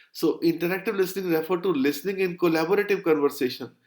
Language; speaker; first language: English; non-native, local second language; Punjabi